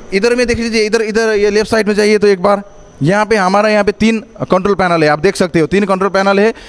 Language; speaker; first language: Hindi; non-native, fluent; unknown